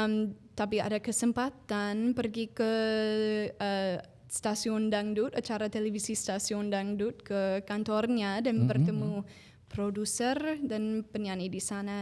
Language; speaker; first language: Indonesian; non-native, fluent; English